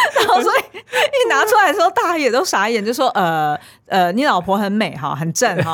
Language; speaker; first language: Chinese; native; Chinese